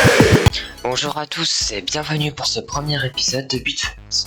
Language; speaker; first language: French; native; French